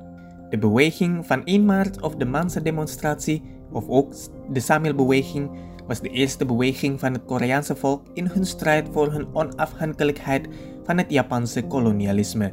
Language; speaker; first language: Dutch; non-native, fluent; Indonesian